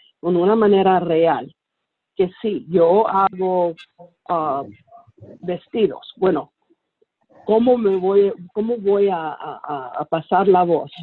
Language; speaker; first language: Spanish; early bilingual, heritage; Spanish